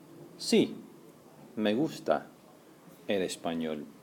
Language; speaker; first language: Spanish; non-native, fluent; English